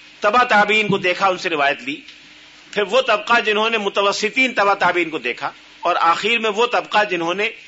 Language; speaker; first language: Urdu; native; Urdu